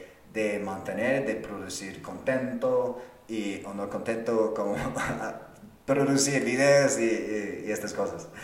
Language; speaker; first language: Spanish; non-native, fluent; English